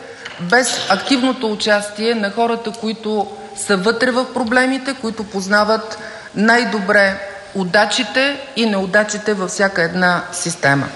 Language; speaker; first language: Bulgarian; native; Bulgarian